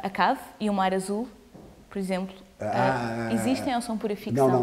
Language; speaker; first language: Portuguese; native; Portuguese